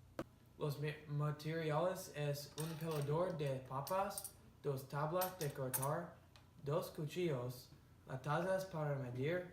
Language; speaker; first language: Spanish; non-native, learner; English